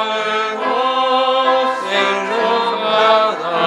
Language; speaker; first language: Korean; native; Korean